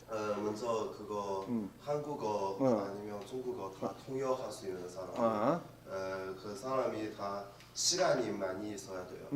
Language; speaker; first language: Korean; non-native, learner; Chinese